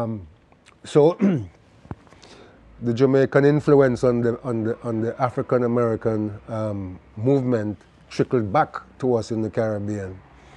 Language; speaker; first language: English; non-native, local second language; Jamaican Creole English